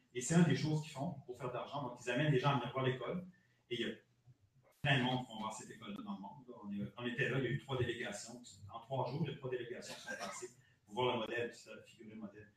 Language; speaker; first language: French; native; French